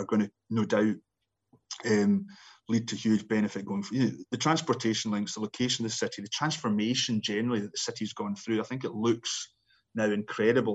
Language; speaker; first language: English; native; English